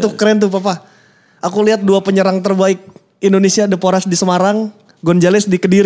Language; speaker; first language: Indonesian; native; Indonesian